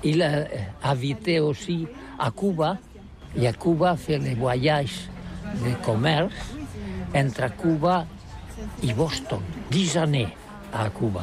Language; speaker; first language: French; non-native, learner; Catalan